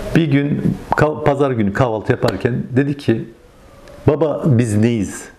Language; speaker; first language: Turkish; native; Turkish